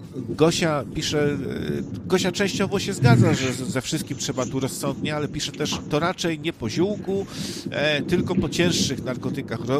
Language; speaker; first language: Polish; native; Polish